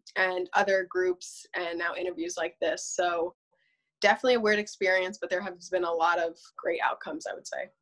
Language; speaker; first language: English; native; English